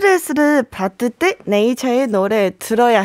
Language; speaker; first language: Korean; non-native, learner; Chinese